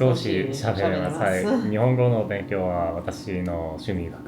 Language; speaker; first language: Japanese; non-native, learner; English